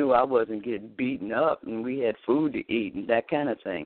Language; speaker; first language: English; native; English